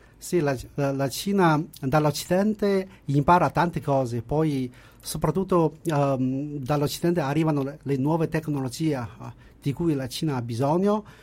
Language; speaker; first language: Italian; non-native, fluent; Chinese